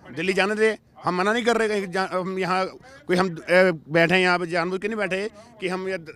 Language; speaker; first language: Hindi; native; Hindi